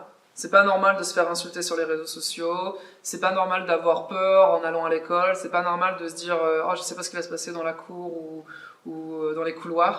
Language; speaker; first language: French; native; French